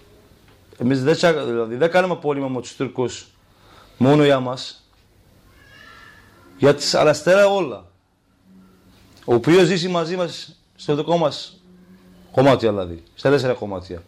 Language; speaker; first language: Greek; non-native, learner; Kurdish